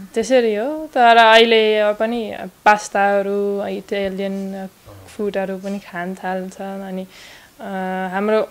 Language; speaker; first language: Nepali; non-native, fluent; Dutch